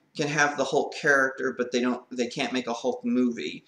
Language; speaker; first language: English; native; English